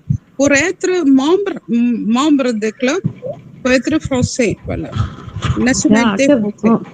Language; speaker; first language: French; non-native, local second language; Tamil